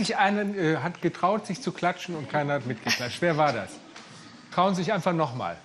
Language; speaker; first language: German; native; German